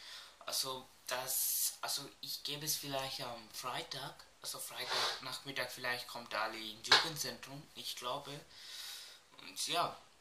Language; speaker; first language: German; early bilingual, other home language; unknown